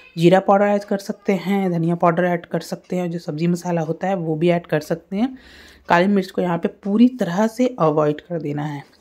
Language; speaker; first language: Hindi; native; Hindi